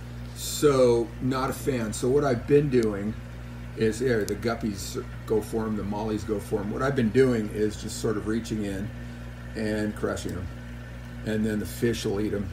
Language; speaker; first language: English; native; English